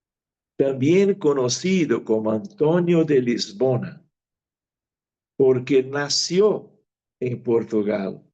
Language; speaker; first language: Spanish; non-native, fluent; Portuguese